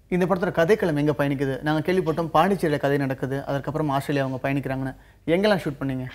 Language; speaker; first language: Tamil; native; Tamil